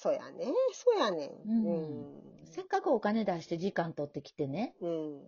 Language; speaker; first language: Japanese; native; Japanese